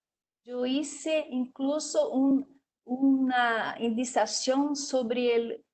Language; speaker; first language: Spanish; non-native, learner; Portuguese